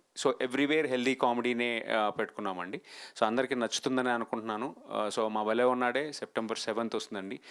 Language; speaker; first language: Telugu; native; Telugu